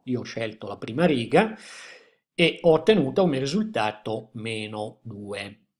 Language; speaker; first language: Italian; native; Italian